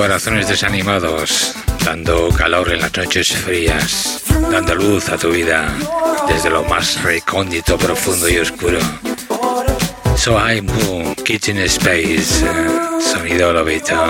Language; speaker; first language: Spanish; native; Spanish